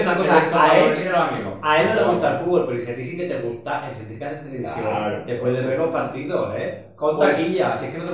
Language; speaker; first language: Spanish; native; Spanish